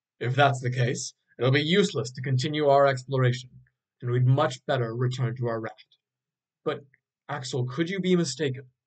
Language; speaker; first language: English; native; English